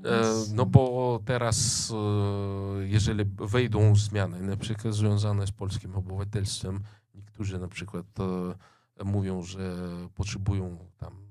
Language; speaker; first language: Polish; non-native, fluent; Russian